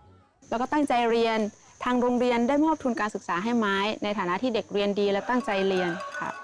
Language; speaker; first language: Thai; native; Thai